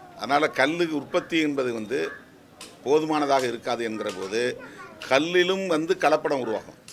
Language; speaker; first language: Tamil; native; Tamil